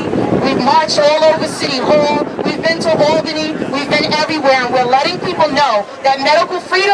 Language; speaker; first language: English; native; English